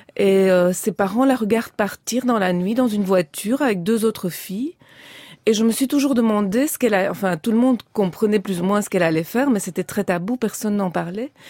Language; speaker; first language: French; early bilingual, other home language; Romanian